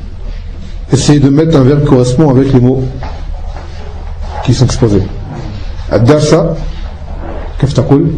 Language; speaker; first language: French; native; French